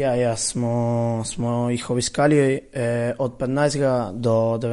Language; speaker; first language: Slovenian; early bilingual, heritage; Spanish